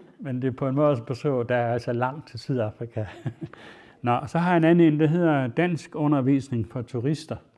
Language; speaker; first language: Danish; native; Danish